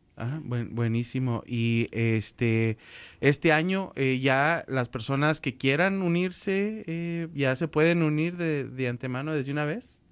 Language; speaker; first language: Spanish; native; Spanish